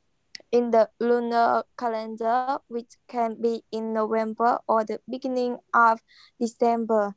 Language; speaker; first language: English; non-native, learner; Khmer